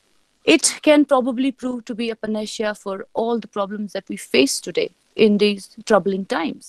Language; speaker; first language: English; non-native, local second language; Kashmiri